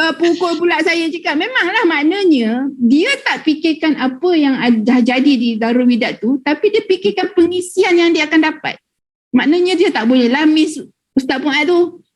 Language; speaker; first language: Malay; native; Malay